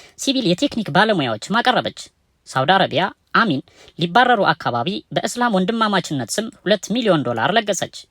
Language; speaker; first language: Amharic; native; Amharic